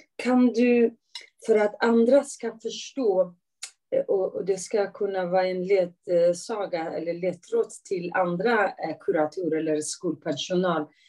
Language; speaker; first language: Swedish; non-native, fluent; Persian